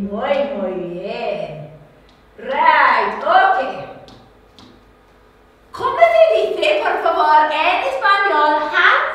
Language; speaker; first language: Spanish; non-native, learner; English